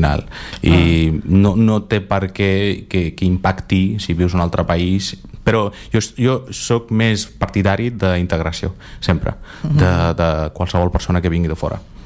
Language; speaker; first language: Catalan; non-native, fluent; Azerbaijani